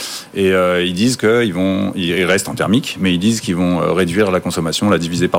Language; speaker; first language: French; native; French